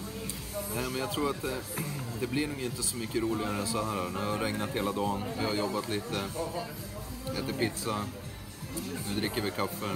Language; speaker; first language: Swedish; native; Swedish